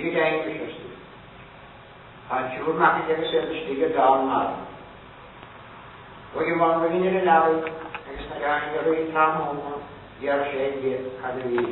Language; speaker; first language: Irish; native; Irish